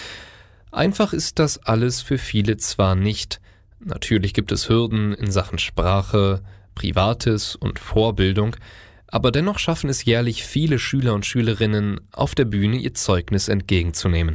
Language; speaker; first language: German; native; German